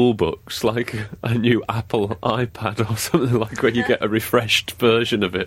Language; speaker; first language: English; native; English